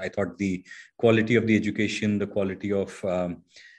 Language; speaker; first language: English; non-native, local second language; Hindi